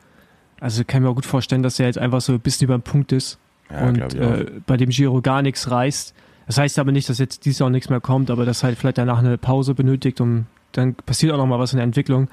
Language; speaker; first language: German; native; German